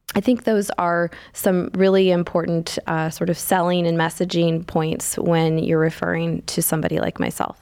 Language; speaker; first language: English; native; English